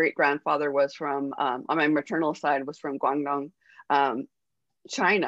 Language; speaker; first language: English; native; English